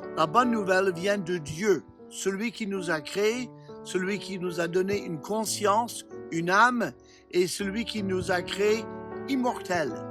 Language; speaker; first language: French; non-native, fluent; English